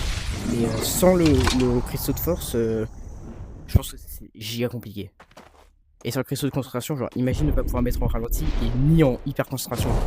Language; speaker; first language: French; native; French